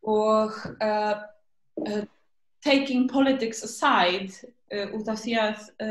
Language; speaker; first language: Icelandic; non-native, fluent; Polish